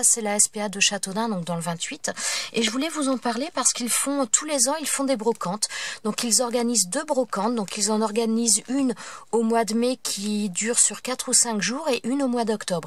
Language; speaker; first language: French; native; French